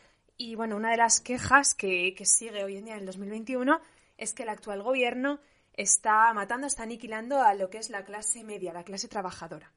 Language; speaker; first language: Spanish; native; Spanish